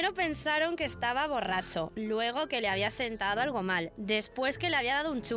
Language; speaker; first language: Spanish; native; Spanish